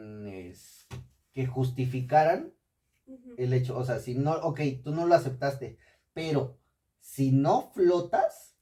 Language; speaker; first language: Spanish; native; Spanish